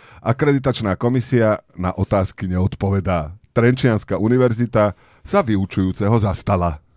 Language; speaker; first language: Slovak; native; Slovak